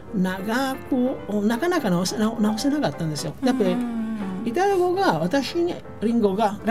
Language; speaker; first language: Japanese; non-native, fluent; Italian